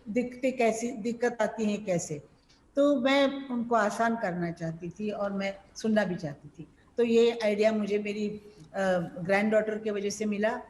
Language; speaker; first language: Hindi; non-native, local second language; Marathi